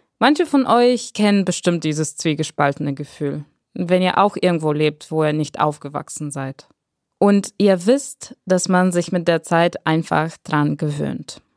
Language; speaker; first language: German; non-native, fluent; Bulgarian